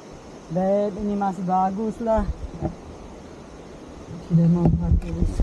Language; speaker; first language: Indonesian; non-native, learner; English